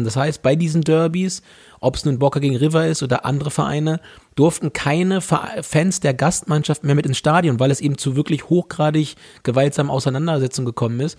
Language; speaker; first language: German; native; German